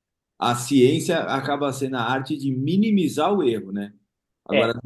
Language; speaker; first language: Portuguese; native; Portuguese